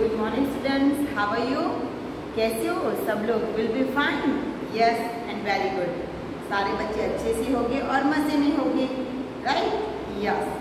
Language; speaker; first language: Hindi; non-native, local second language; Gujarati